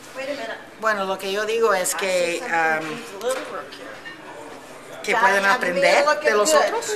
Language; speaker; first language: Spanish; early bilingual, heritage; Spanish